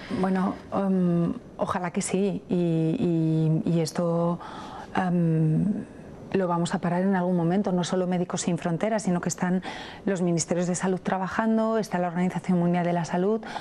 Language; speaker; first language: Spanish; native; Spanish